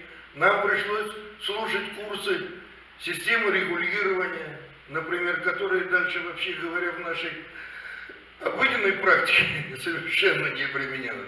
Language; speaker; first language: Russian; native; Russian